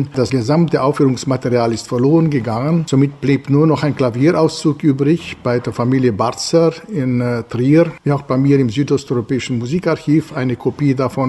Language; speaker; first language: German; native; German